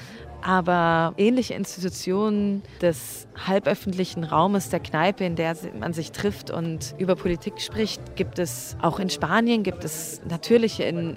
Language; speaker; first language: German; native; German